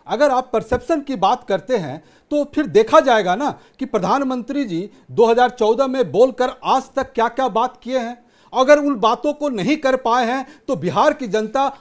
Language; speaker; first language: Hindi; native; Hindi